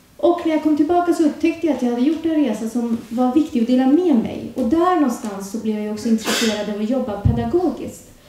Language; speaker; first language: Swedish; early bilingual, other home language; Urdu